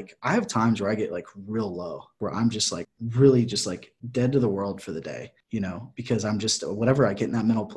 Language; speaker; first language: English; native; English